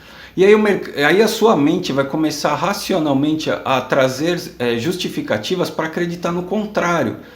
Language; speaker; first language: Portuguese; native; Portuguese